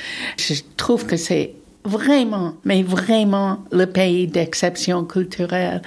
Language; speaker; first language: French; non-native, fluent; English